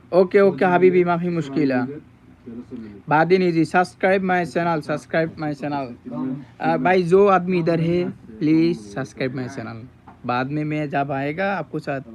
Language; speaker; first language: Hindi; non-native, learner; Bangla